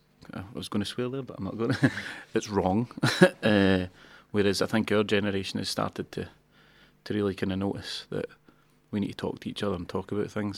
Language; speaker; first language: English; native; English